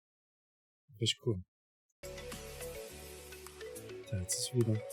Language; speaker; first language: German; native; German